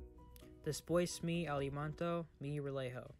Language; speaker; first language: Spanish; non-native, learner; English